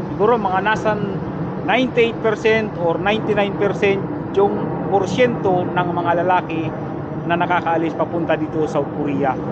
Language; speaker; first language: Filipino; non-native, local second language; Bikol